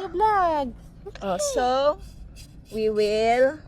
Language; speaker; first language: English; non-native, learner; Filipino